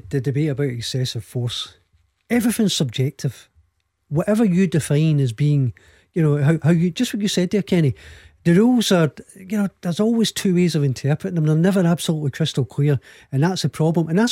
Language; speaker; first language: English; native; English